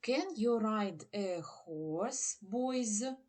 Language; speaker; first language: English; non-native, fluent; Ukrainian